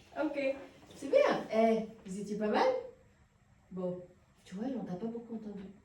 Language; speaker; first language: French; native; French